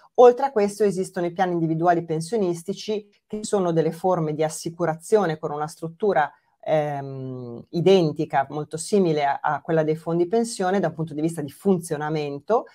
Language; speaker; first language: Italian; native; Italian